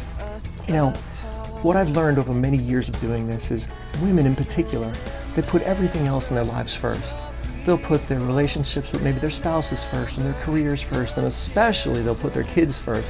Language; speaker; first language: English; native; English